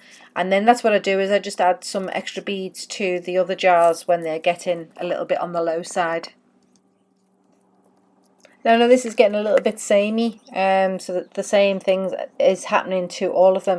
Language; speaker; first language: English; native; English